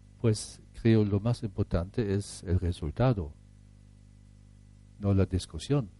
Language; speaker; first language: Spanish; non-native, fluent; German